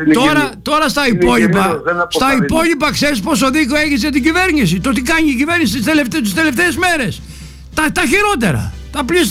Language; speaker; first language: Greek; native; Greek